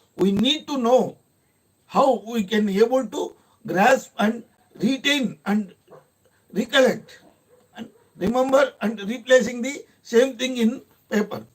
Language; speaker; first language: English; non-native, local second language; Telugu